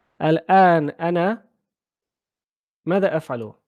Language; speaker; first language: Arabic; non-native, fluent; English